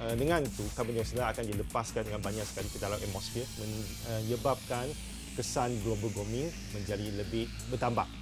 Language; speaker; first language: Malay; non-native, local second language; Chinese